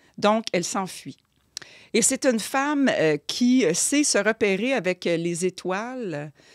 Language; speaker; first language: French; native; French